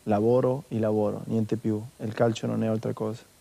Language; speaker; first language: Italian; non-native, fluent; Spanish